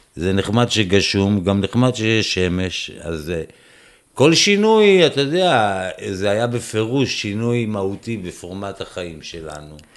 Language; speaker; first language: Hebrew; native; Hebrew